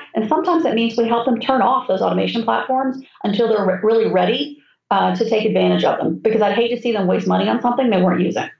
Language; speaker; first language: English; native; English